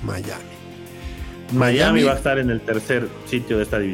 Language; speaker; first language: Spanish; native; Spanish